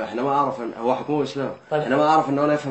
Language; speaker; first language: Arabic; native; Arabic